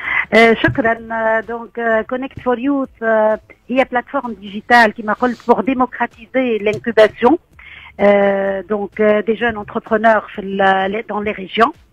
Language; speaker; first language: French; non-native, local second language; Arabic